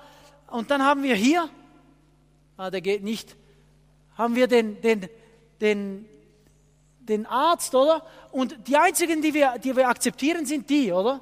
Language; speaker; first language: German; non-native, fluent; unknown